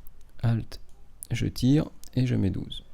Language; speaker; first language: French; native; French